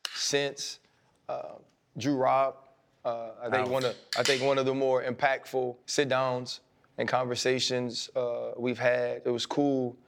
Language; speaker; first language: English; native; English